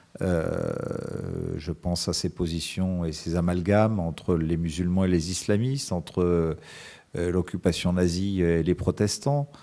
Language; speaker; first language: French; native; French